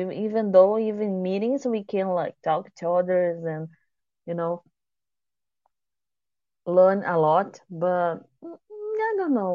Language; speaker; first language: English; non-native, fluent; Portuguese